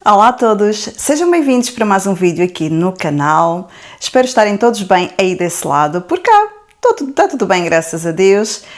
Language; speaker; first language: Portuguese; native; Portuguese